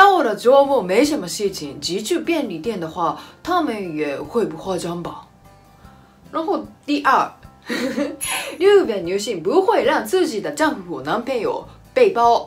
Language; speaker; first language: Chinese; non-native, fluent; Japanese